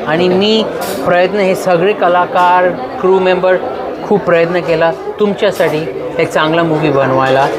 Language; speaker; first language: Marathi; non-native, fluent; English